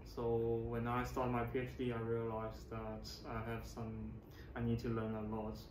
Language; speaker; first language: English; non-native, fluent; Chinese